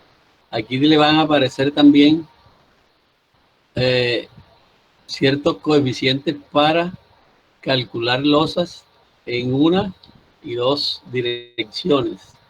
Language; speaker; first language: Spanish; native; Spanish